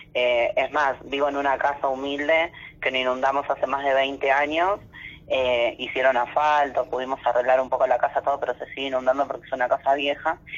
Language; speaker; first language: Spanish; native; Spanish